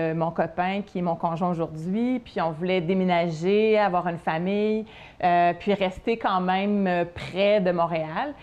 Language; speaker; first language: French; native; French